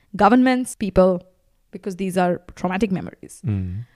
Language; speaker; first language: English; non-native, local second language; Bangla